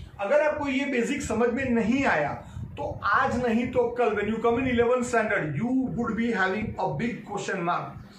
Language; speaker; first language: Hindi; native; Hindi